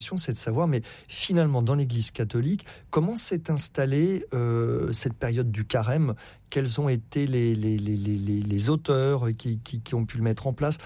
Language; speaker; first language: French; native; French